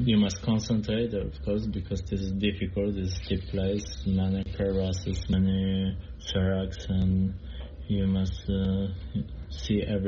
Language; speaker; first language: English; non-native, learner; Polish